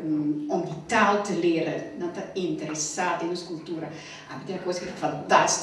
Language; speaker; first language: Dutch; non-native, fluent; Papiamento